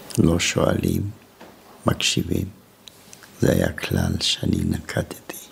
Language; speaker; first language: Hebrew; non-native, fluent; German